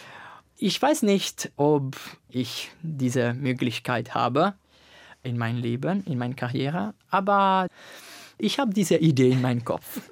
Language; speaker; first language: German; non-native, learner; Italian